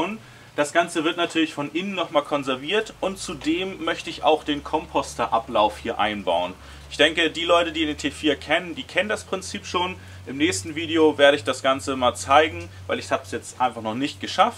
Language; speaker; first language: German; native; German